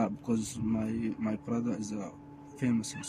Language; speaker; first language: English; non-native, learner; Arabic